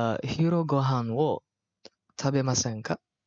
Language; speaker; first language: Japanese; non-native, learner; Malay